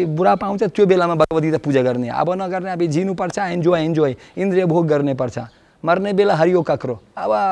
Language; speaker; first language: Nepali; non-native, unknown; Russian